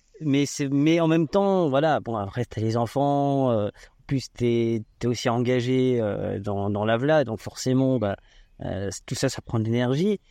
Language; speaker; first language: French; native; French